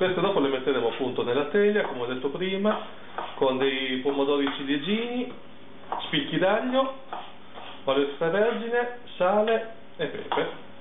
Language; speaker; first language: Italian; native; Italian